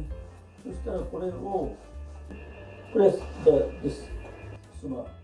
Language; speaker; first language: Japanese; native; Japanese